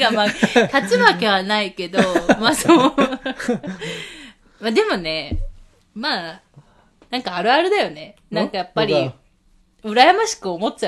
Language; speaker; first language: Japanese; native; Japanese